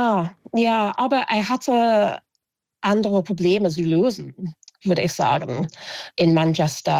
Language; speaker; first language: German; non-native, fluent; English